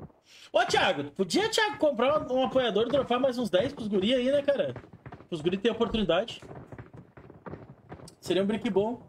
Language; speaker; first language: Portuguese; native; Portuguese